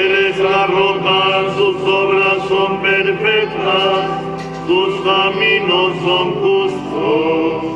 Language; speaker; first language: Spanish; native; Spanish